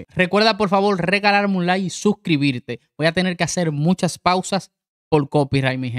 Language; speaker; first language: Spanish; native; Spanish